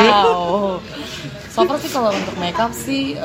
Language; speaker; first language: Indonesian; native; Indonesian